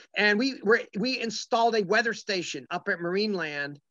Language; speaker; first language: English; native; English